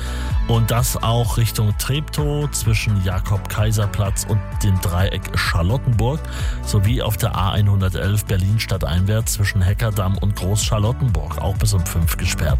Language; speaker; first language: German; native; German